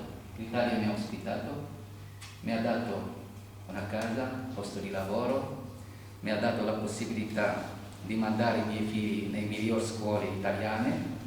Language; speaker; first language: Italian; non-native, fluent; Arabic